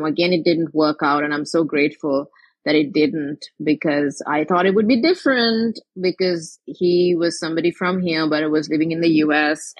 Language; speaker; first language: English; non-native, local second language; Tamil